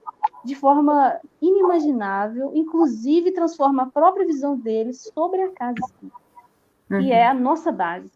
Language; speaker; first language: Portuguese; native; Portuguese